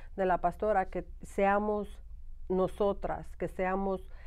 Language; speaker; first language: Spanish; early bilingual, heritage; Spanish